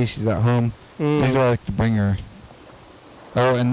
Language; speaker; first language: English; native; English